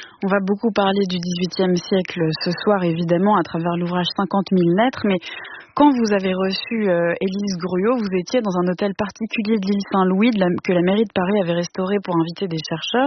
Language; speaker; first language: French; native; French